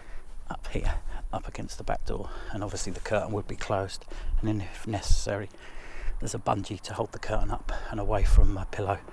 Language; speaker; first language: English; native; English